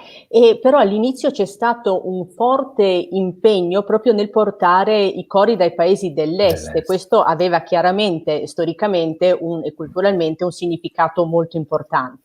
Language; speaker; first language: Italian; native; Italian